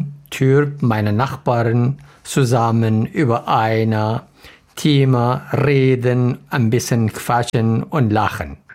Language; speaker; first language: German; non-native, learner; Arabic